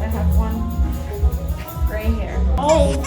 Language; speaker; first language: English; non-native, fluent; Arabic